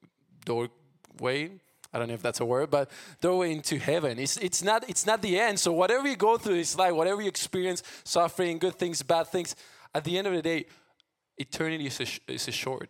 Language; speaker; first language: English; non-native, fluent; Spanish